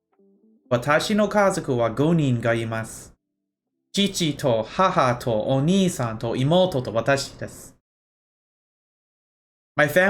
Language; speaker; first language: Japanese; non-native, learner; English